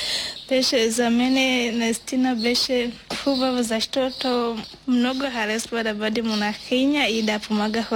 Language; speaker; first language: Bulgarian; non-native, learner; Swahili